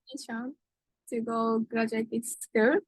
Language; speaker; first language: English; non-native, learner; Japanese